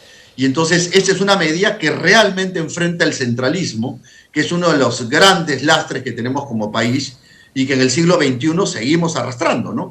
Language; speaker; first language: Spanish; native; Spanish